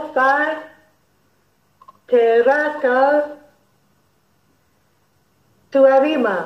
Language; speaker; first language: Māori; non-native, learner; English